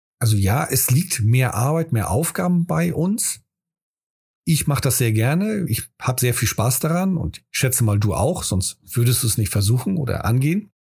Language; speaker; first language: German; native; German